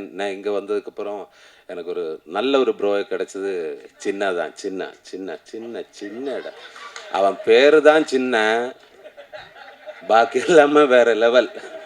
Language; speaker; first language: Tamil; non-native, learner; Malayalam